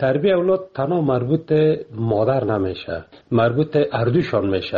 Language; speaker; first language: Persian; native; Persian